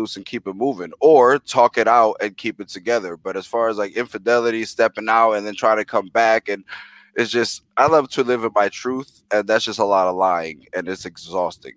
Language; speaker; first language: English; early bilingual, other home language; Spanish